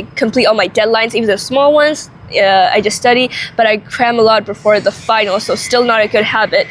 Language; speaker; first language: English; non-native, fluent; Burmese